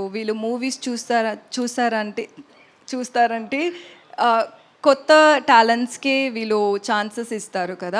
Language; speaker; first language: Telugu; non-native, learner; Tamil